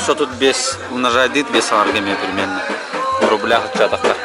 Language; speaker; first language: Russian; non-native, local second language; Yakut